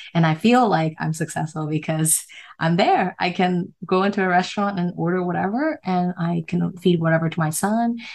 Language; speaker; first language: English; non-native, local second language; Cantonese